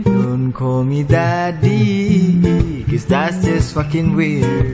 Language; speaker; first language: English; non-native, fluent; Indonesian